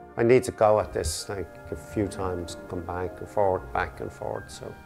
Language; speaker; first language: English; native; English